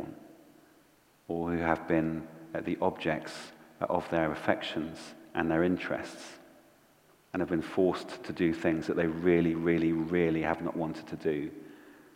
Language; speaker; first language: English; native; English